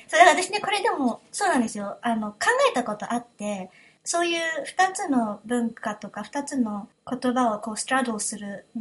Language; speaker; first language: Japanese; early bilingual, heritage; Japanese